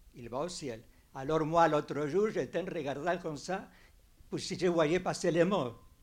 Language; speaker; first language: French; non-native, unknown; Spanish